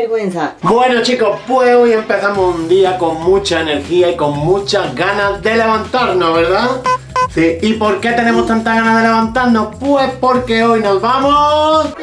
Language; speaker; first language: Spanish; native; Spanish